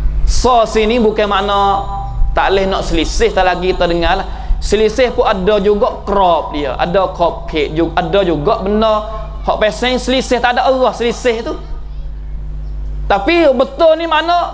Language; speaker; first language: Malay; native; Malay